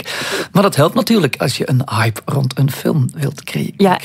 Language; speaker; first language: Dutch; native; Dutch